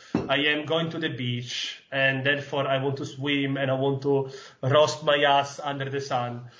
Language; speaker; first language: English; non-native, fluent; Italian